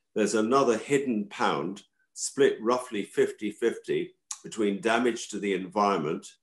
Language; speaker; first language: English; native; English